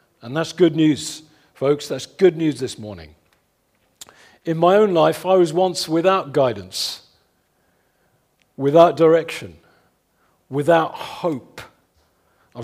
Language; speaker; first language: English; native; English